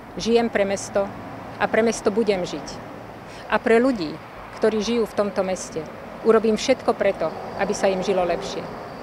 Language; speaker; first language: Slovak; native; Slovak